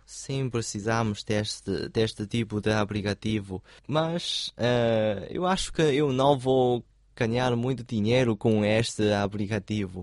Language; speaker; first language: Portuguese; non-native, fluent; Chinese